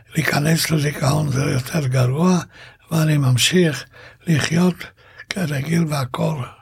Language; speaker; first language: Hebrew; non-native, fluent; Hungarian